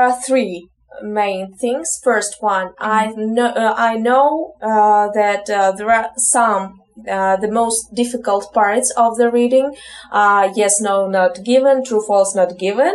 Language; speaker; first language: English; non-native, fluent; Ukrainian